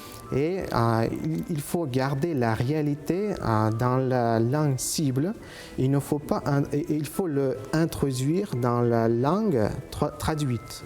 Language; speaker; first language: French; non-native, fluent; Uzbek